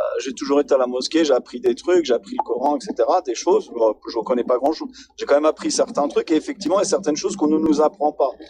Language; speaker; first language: French; native; French